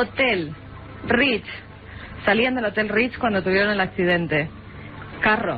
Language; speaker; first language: Spanish; native; Spanish